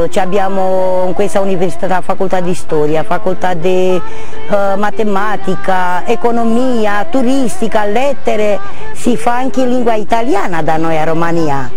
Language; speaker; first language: Italian; non-native, learner; Romanian